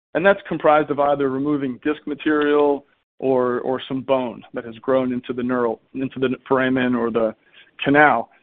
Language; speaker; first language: English; native; English